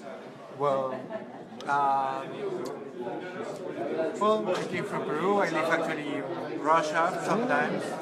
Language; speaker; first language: English; non-native, fluent; Spanish